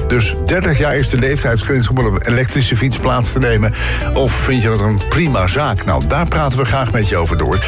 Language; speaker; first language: Dutch; native; Dutch